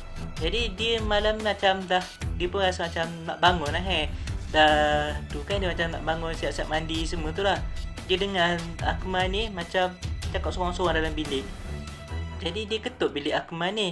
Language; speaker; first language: Malay; native; Malay